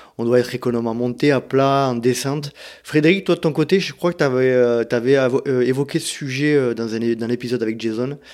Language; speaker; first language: French; native; French